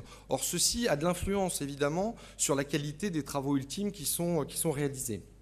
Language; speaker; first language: French; native; French